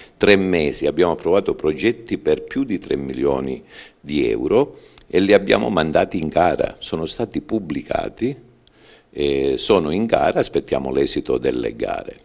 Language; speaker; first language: Italian; native; Italian